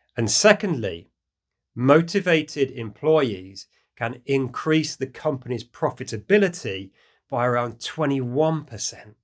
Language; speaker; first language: English; native; English